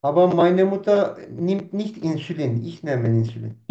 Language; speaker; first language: German; non-native, learner; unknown